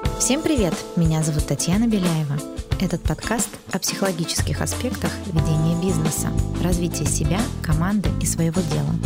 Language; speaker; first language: Russian; native; Russian